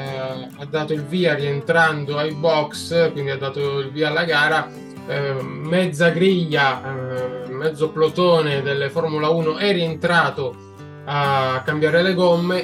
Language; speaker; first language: Italian; native; Italian